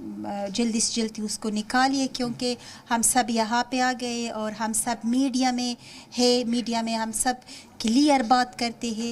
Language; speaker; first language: Hindi; non-native, fluent; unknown